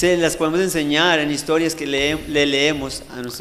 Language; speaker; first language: Spanish; native; Spanish